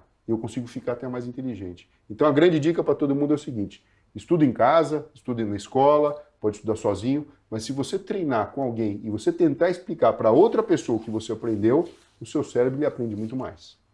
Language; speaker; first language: Portuguese; native; Portuguese